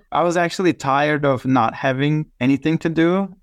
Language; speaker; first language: English; non-native, fluent; Turkish